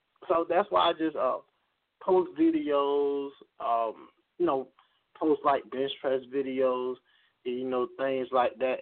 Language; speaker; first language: English; native; English